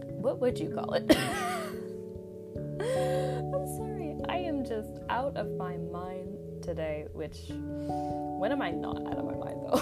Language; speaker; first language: English; native; English